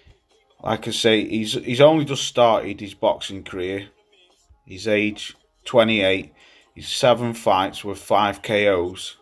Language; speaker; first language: English; native; English